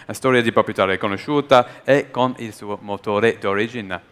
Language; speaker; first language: Italian; non-native, learner; English